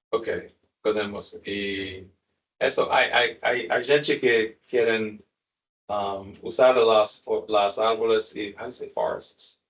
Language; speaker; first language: Spanish; non-native, learner; English